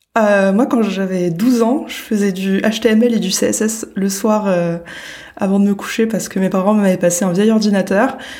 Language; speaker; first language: French; native; French